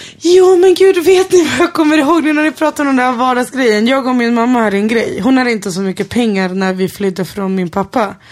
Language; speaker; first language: Swedish; early bilingual, other home language; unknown